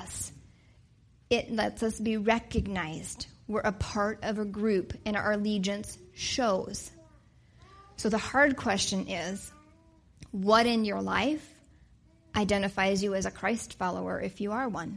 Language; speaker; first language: English; native; English